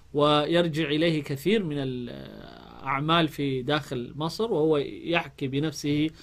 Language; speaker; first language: Arabic; non-native, fluent; Amharic